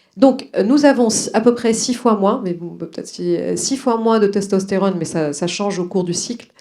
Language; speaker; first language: French; non-native, local second language; Arabic